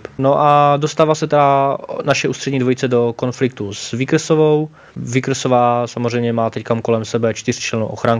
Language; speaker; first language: Czech; native; Czech